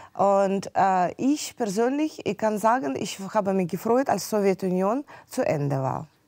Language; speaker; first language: German; non-native, fluent; Russian